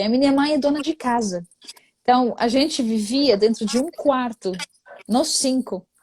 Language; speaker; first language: Portuguese; non-native, fluent; Arabic